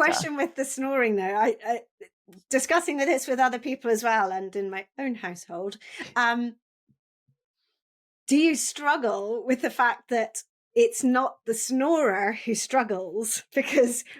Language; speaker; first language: English; native; English